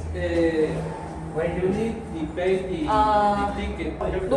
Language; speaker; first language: English; non-native, learner; Spanish